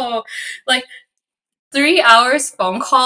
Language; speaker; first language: English; early bilingual, other home language; Cantonese